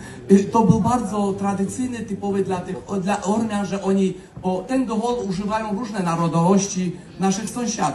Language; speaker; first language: Polish; non-native, learner; Armenian